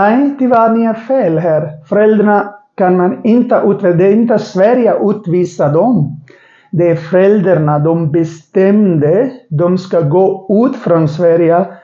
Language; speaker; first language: Swedish; non-native, learner; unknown